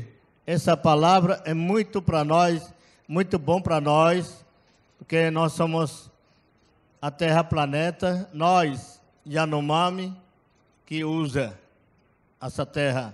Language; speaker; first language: Portuguese; non-native, local second language; Yanomámi